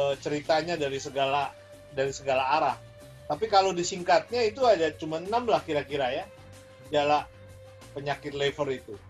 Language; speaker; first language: Indonesian; native; Indonesian